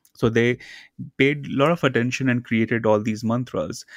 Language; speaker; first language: English; non-native, local second language; Hindi